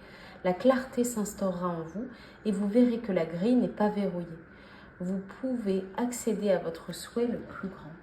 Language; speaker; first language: French; native; French